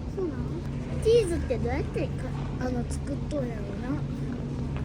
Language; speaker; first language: Japanese; early bilingual, other home language; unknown